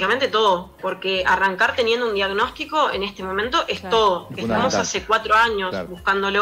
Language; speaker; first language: Spanish; native; Spanish